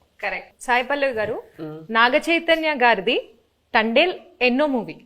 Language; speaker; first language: Telugu; native; Telugu